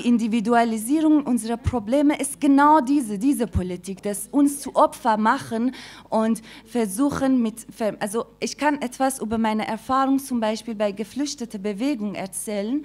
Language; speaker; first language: German; non-native, fluent; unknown